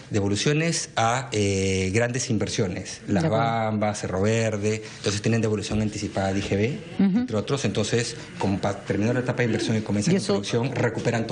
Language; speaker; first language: Spanish; native; Spanish